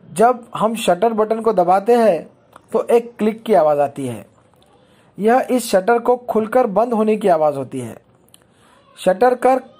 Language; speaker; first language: Hindi; non-native, local second language; Marathi